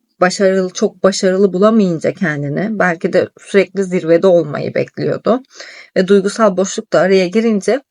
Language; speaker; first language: Turkish; native; Turkish